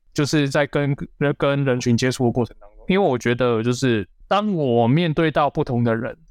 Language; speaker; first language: Chinese; native; Chinese